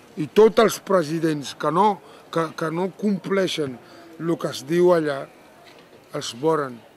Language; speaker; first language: Catalan; non-native, fluent; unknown